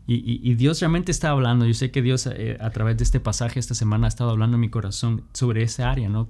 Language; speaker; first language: Spanish; native; Spanish